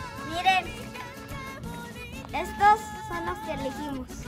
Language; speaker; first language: Spanish; native; Spanish